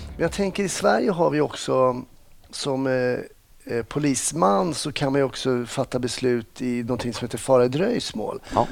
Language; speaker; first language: Swedish; native; Swedish